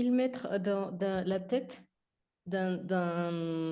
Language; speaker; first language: French; non-native, learner; Spanish